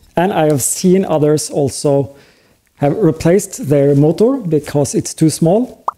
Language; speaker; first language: English; non-native, fluent; Norwegian